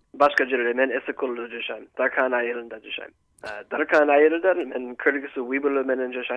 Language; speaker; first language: Kyrgyz; non-native, learner; English